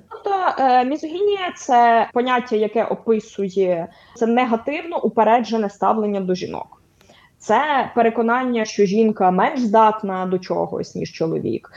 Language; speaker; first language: Ukrainian; native; Ukrainian